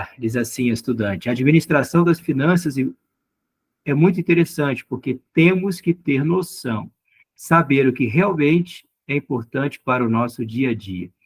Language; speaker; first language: Portuguese; native; Portuguese